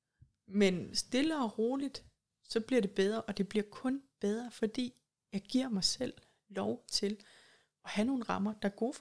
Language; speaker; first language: Danish; native; Danish